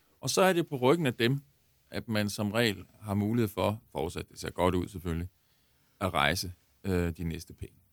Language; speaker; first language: Danish; native; Danish